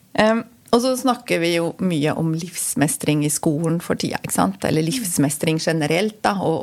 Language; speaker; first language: Norwegian; non-native, fluent; German